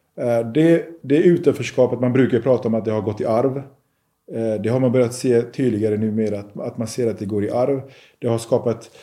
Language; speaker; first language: Swedish; early bilingual, other home language; Persian